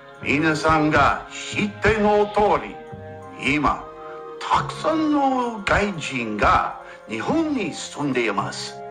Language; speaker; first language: Japanese; non-native, learner; English